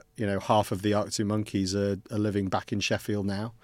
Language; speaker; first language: English; native; English